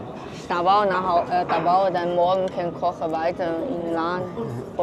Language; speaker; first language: German; non-native, learner; Chinese